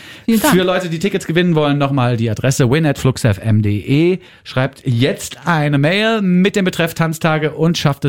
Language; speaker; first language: German; native; German